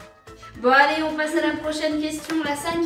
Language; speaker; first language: French; native; French